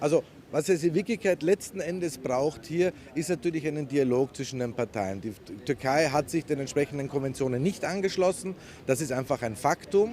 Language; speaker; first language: German; native; German